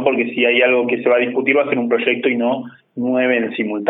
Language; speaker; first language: Spanish; native; Spanish